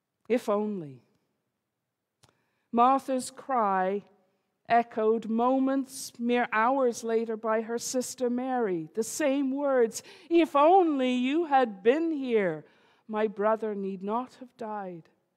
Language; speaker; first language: English; native; English